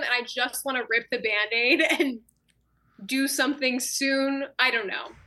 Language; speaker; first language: English; native; English